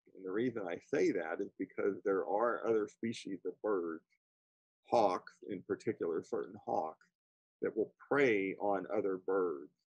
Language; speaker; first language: English; native; English